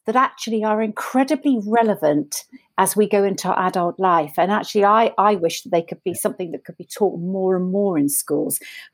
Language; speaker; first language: English; native; English